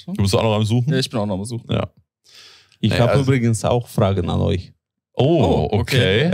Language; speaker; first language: German; non-native, fluent; Latvian